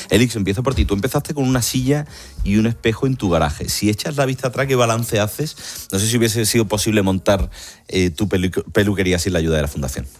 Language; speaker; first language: Spanish; native; Spanish